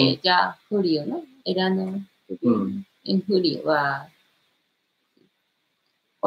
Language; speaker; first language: Spanish; non-native, learner; Japanese